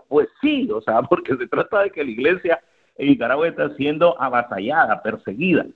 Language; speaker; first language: Spanish; native; Spanish